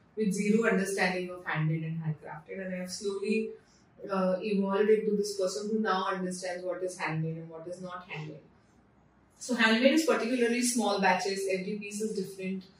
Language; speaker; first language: English; non-native, local second language; Marathi